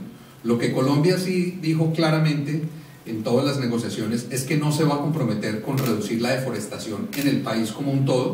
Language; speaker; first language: Spanish; native; Spanish